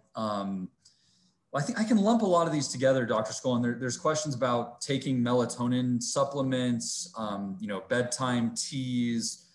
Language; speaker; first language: English; native; English